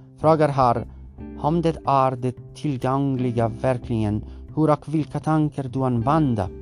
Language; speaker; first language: Swedish; non-native, learner; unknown